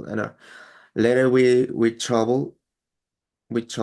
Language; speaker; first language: English; non-native, learner; Spanish